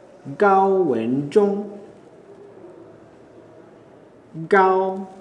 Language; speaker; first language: Chinese; non-native, fluent; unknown